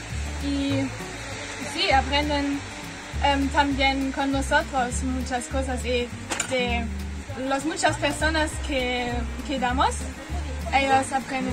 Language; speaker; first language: Spanish; non-native, learner; German